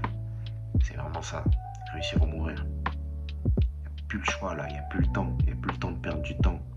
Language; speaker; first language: French; native; French